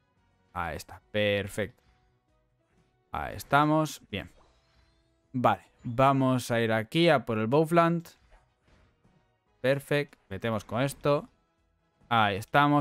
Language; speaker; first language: Spanish; native; Spanish